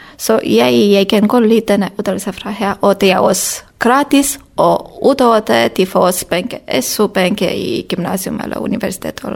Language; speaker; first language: Danish; non-native, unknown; Romanian